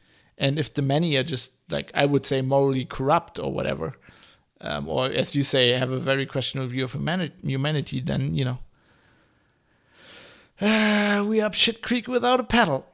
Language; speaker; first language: English; non-native, fluent; German